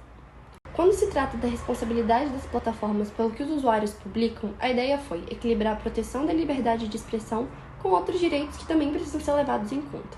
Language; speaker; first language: Portuguese; native; Portuguese